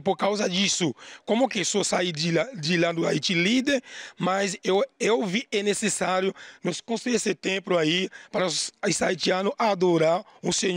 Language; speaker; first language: Portuguese; non-native, learner; Haitian Creole